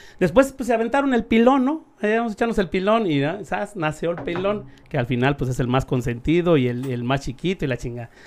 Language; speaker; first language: Spanish; native; Spanish